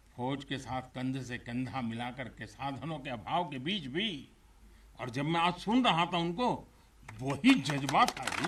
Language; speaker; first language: Hindi; non-native, local second language; Gujarati